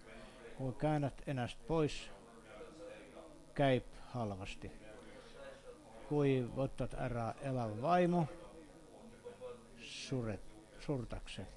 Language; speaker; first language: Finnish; non-native, learner; Estonian